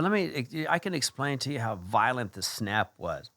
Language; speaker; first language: English; native; English